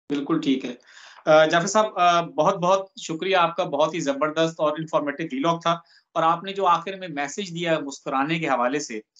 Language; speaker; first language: Urdu; native; Urdu